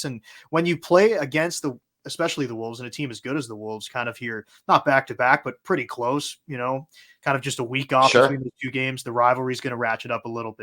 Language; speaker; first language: English; native; English